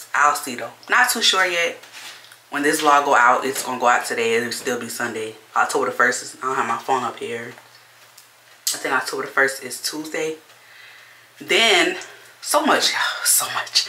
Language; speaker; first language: English; native; English